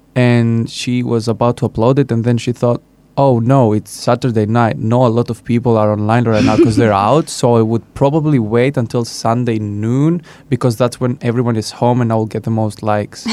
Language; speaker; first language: English; non-native, fluent; Greek